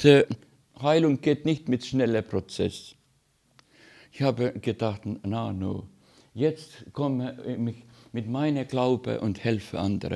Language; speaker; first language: German; non-native, learner; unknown